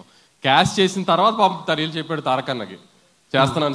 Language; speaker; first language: Telugu; native; Telugu